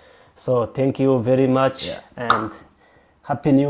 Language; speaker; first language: English; non-native, local second language; Rundi